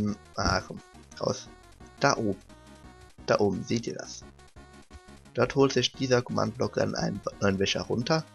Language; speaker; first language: German; native; German